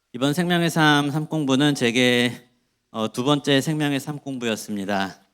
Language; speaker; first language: Korean; native; Korean